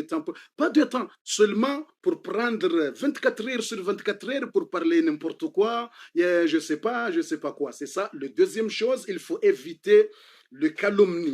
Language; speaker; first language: French; non-native, fluent; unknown